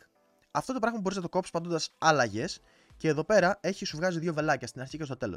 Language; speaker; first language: Greek; native; Greek